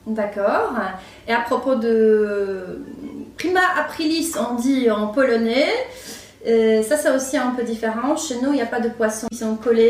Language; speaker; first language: French; non-native, fluent; Polish